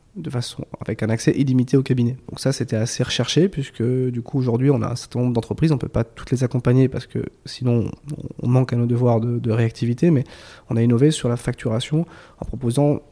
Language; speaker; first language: French; native; French